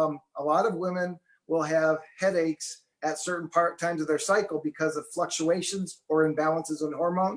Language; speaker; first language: English; native; English